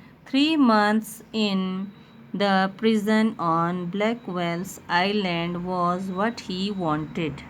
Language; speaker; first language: English; non-native, local second language; Hindi